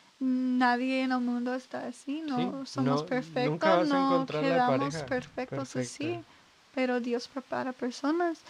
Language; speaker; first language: Spanish; non-native, learner; English